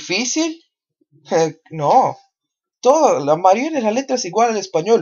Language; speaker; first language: Spanish; non-native, fluent; Portuguese